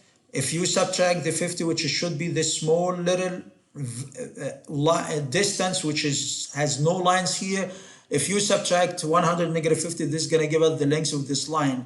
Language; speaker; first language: English; non-native, fluent; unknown